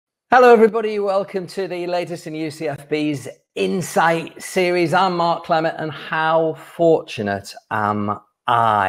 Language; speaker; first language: English; native; English